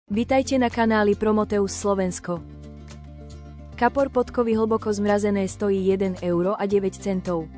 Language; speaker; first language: Slovak; native; Slovak